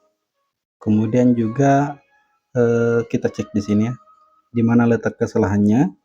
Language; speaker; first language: Indonesian; native; Indonesian